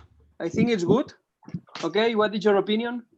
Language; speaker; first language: English; non-native, learner; Spanish